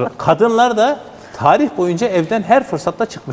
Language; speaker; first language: Turkish; native; Turkish